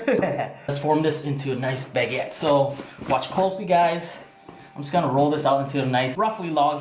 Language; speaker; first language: English; native; English